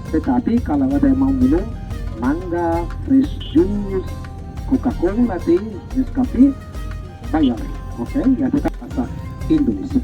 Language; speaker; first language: Indonesian; non-native, fluent; Arabic